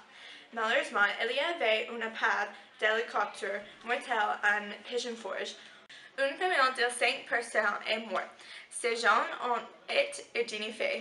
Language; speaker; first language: French; non-native, learner; English